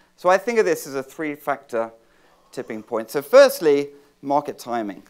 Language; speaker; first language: English; native; English